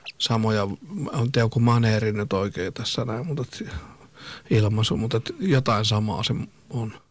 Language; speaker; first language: Finnish; native; Finnish